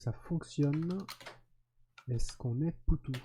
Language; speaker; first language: French; native; French